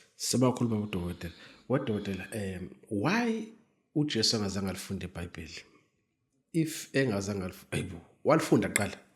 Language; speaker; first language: Zulu; native; Zulu